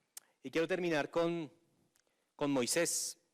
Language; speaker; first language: Spanish; native; Spanish